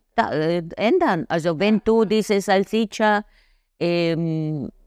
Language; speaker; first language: German; non-native, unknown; Spanish